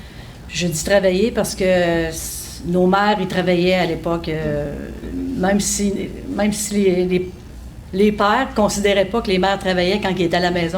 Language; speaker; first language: French; native; French